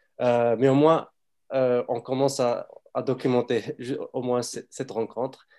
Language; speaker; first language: French; non-native, fluent; Arabic